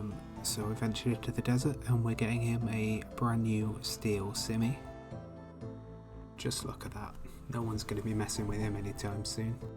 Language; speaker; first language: English; native; English